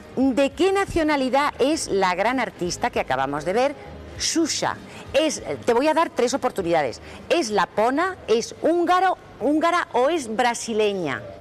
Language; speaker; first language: Spanish; native; Spanish